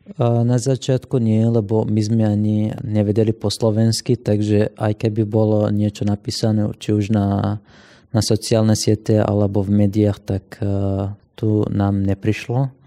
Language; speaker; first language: Slovak; non-native, fluent; Assyrian Neo-Aramaic